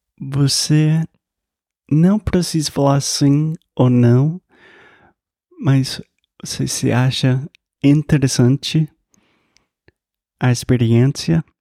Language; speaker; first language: Portuguese; non-native, fluent; English